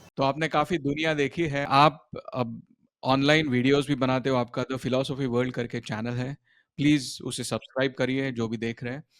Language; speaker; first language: Hindi; non-native, local second language; Marathi